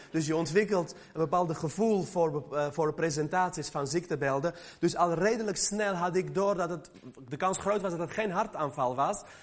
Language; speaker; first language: Dutch; early bilingual, other home language; Armenian